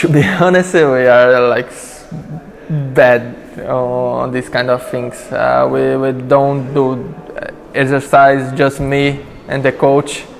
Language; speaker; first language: English; non-native, learner; Portuguese